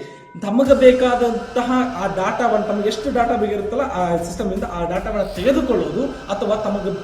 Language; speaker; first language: Kannada; native; Kannada